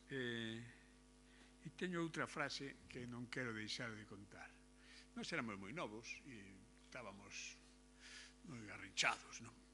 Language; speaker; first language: Galician; non-native, local second language; Spanish